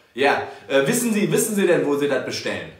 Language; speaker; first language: German; native; German